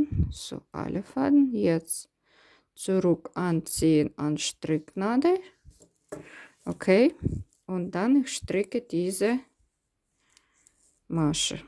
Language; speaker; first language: German; non-native, fluent; Russian